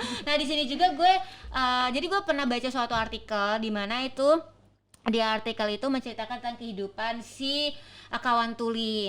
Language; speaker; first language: Indonesian; native; Indonesian